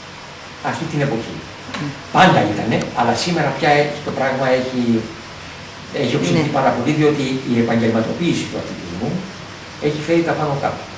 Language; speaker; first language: Greek; native; Greek